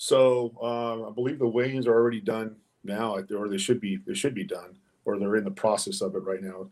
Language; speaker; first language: English; early bilingual, other home language; Spanish